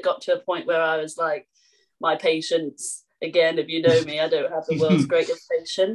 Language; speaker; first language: English; native; English